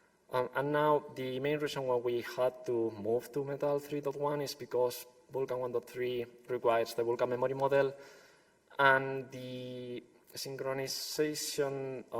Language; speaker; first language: English; non-native, fluent; Spanish